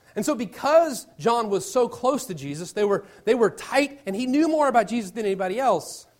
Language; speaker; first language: English; native; English